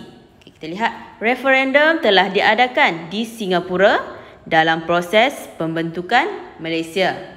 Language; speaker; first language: Malay; native; Malay